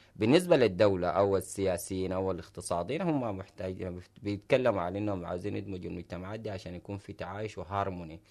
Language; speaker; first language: Arabic; native; Arabic